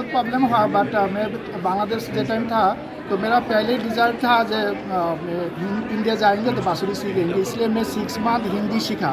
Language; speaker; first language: Hindi; non-native, learner; Bangla